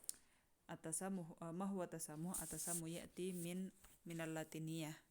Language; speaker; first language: Arabic; non-native, fluent; Indonesian